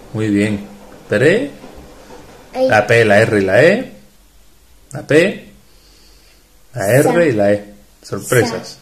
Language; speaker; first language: Spanish; native; Spanish